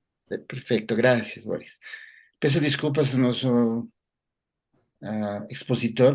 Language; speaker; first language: Portuguese; non-native, fluent; Spanish